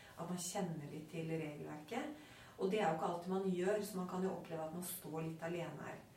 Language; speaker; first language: Norwegian; native; Norwegian